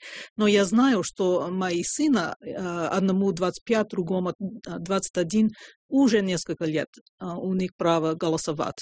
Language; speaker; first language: Russian; non-native, fluent; English